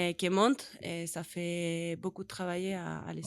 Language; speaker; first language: French; non-native, learner; Spanish